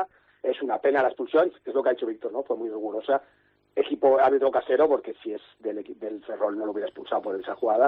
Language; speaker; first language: Spanish; native; Spanish